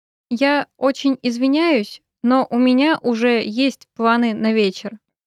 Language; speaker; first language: Russian; native; Russian